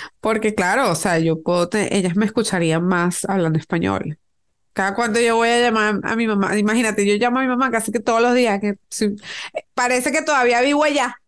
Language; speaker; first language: Spanish; native; Spanish